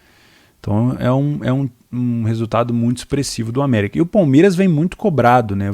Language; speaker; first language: Portuguese; native; Portuguese